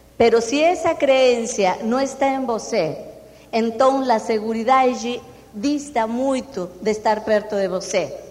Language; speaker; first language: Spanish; non-native, fluent; Portuguese